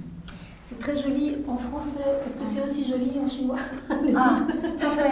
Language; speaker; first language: French; native; French